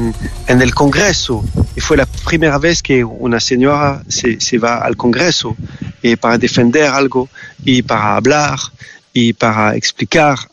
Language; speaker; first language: Spanish; non-native, learner; French